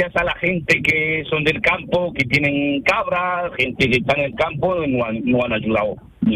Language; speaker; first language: Spanish; early bilingual, other home language; Arabic